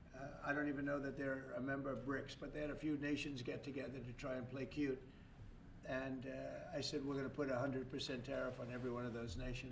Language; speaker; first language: English; native; English